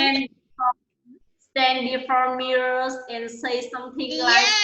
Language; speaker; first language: English; non-native, learner; Vietnamese